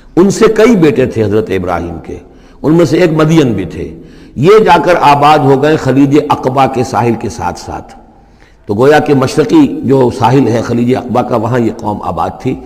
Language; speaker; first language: Urdu; native; Urdu